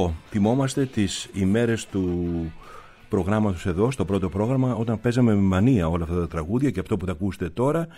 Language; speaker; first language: Greek; native; Greek